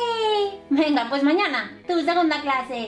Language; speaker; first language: Spanish; native; Spanish